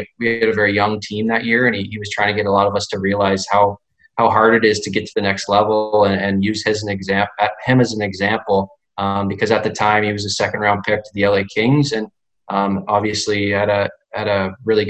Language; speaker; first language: English; native; English